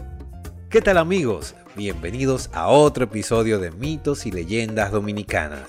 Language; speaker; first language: Spanish; native; Spanish